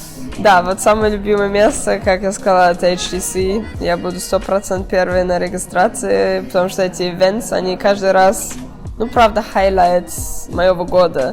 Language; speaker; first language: Russian; early bilingual, heritage; Russian